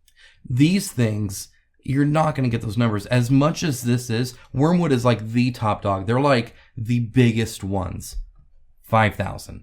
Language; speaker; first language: English; native; English